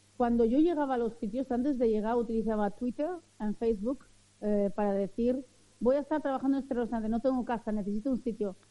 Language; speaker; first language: Spanish; early bilingual, other home language; Arabic